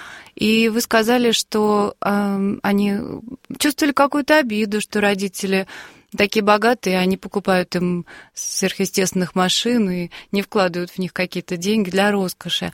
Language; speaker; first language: Russian; native; Russian